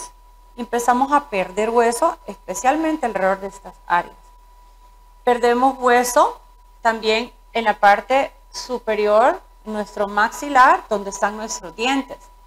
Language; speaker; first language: Spanish; native; Spanish